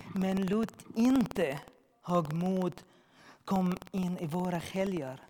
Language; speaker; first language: Swedish; non-native, learner; Arabic